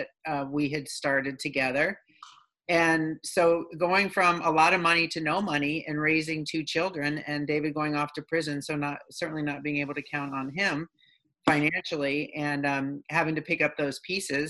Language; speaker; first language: English; native; English